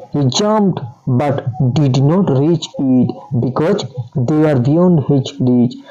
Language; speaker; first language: English; non-native, local second language; Bangla